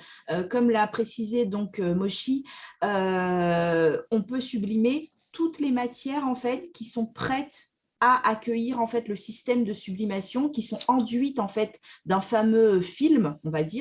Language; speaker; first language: French; native; French